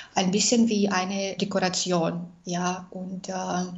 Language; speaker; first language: German; non-native, fluent; Russian